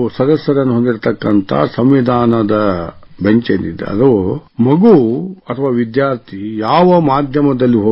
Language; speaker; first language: Kannada; native; Kannada